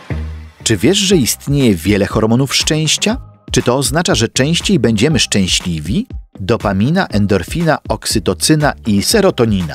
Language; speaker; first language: Polish; native; Polish